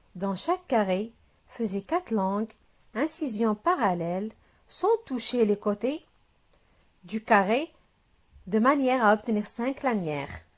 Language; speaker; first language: French; non-native, local second language; Arabic